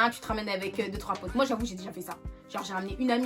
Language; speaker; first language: French; native; French